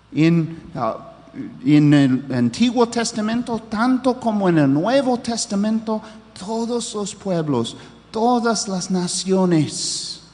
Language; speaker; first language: Spanish; non-native, fluent; English